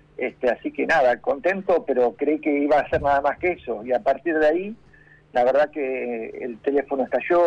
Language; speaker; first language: Spanish; native; Spanish